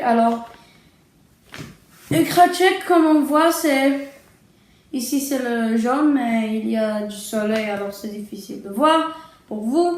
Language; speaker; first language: French; early bilingual, other home language; Czech